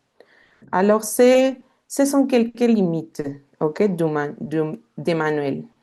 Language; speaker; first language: French; non-native, fluent; Spanish